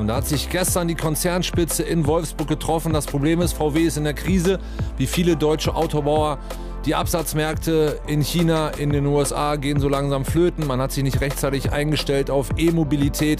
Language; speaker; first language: German; native; German